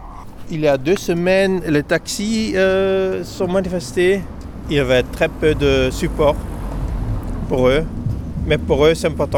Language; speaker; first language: French; non-native, local second language; Dutch